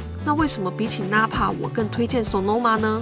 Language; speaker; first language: Chinese; native; Chinese